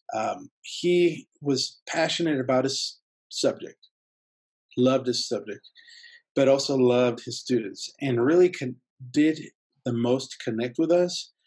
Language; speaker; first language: English; early bilingual, other home language; Spanish